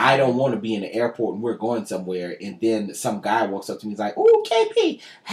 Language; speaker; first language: English; native; English